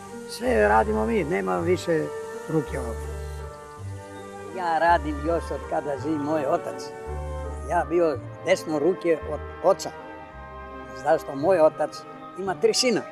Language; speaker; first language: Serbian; non-native, learner; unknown